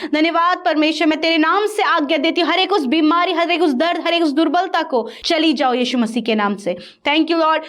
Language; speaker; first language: Hindi; native; Hindi